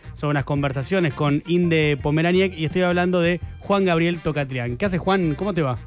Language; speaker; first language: Spanish; native; Spanish